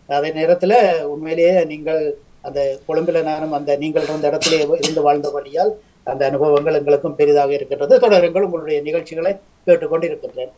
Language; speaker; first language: Tamil; native; Tamil